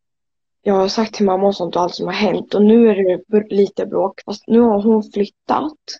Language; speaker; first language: Swedish; native; Swedish